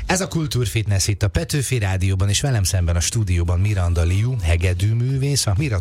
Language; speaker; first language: Hungarian; native; Hungarian